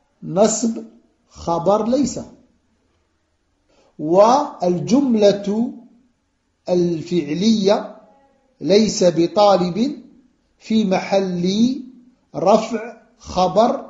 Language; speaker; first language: Arabic; non-native, fluent; French